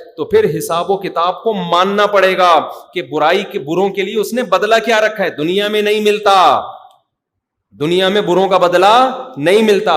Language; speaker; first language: Urdu; native; Urdu